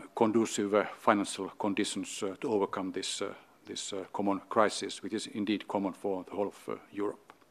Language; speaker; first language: English; non-native, fluent; Finnish